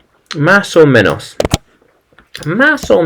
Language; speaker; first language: Spanish; non-native, learner; English